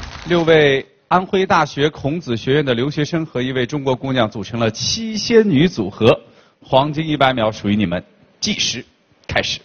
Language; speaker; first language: Chinese; native; Chinese